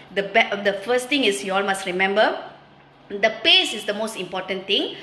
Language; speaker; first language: English; non-native, local second language; Tamil